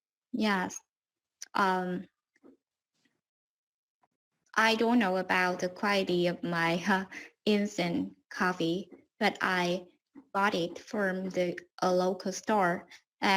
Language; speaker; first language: English; non-native, learner; Vietnamese